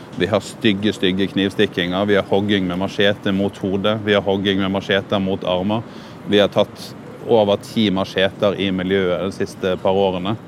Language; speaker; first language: Norwegian; native; Norwegian